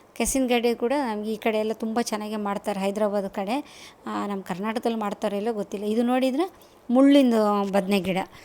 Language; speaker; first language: Kannada; native; Kannada